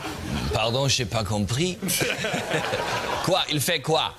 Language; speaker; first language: French; non-native, learner; German